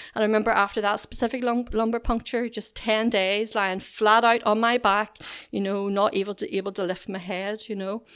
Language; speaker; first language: English; native; English